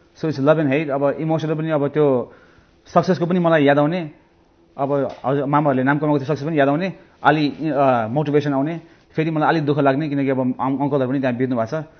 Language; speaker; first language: Nepali; early bilingual, heritage; Nepali